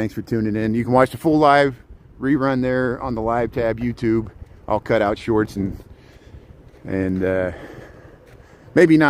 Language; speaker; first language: English; native; English